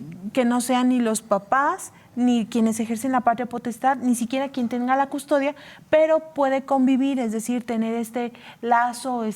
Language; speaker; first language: Spanish; native; Spanish